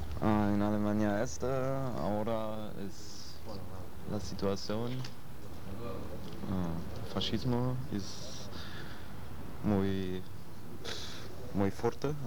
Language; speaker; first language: Spanish; non-native, learner; German